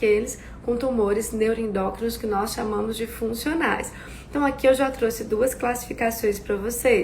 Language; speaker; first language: Portuguese; native; Portuguese